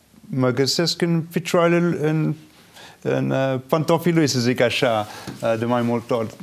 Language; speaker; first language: Romanian; non-native, fluent; English